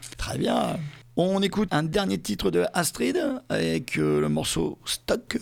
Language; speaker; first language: French; native; French